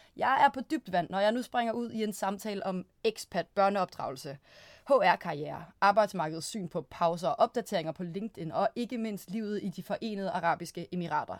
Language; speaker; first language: Danish; native; Danish